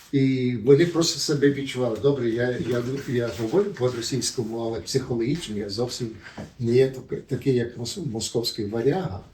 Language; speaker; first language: Ukrainian; early bilingual, heritage; Ukrainian